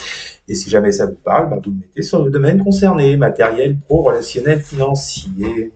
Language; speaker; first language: French; native; French